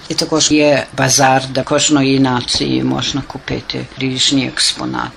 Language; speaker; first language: Ukrainian; early bilingual, heritage; Ukrainian